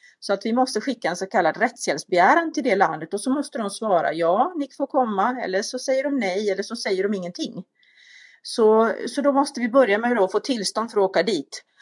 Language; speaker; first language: Swedish; native; Swedish